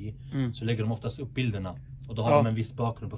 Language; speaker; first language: Swedish; native; Swedish